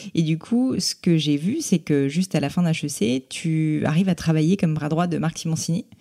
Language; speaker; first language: French; native; French